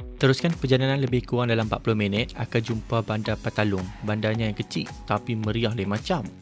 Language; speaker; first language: Malay; native; Malay